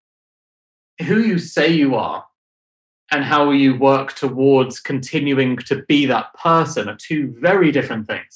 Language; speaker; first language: English; native; English